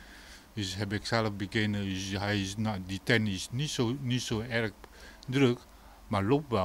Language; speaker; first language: Dutch; non-native, learner; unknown